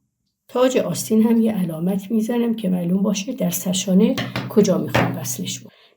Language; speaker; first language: Persian; native; Persian